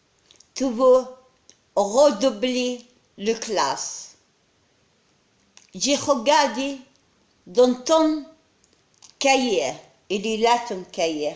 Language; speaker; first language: French; non-native, learner; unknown